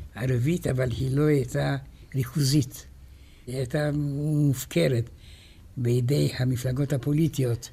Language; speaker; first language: Hebrew; non-native, fluent; Romanian